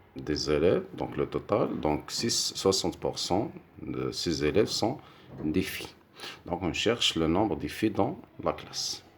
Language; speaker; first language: French; non-native, local second language; Arabic